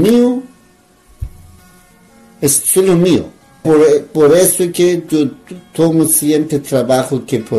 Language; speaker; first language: Spanish; non-native, learner; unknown